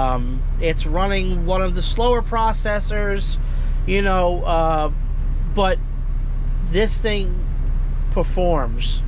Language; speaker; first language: English; native; English